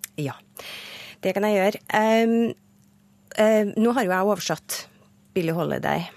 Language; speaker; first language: Norwegian; native; Norwegian